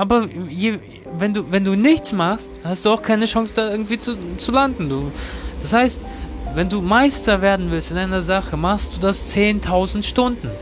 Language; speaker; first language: German; non-native, learner; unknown